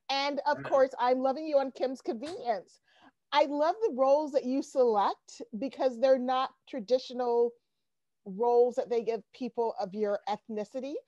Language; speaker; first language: English; native; English